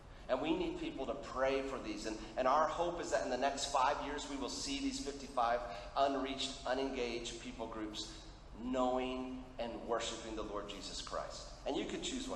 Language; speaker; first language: English; early bilingual, other home language; Spanish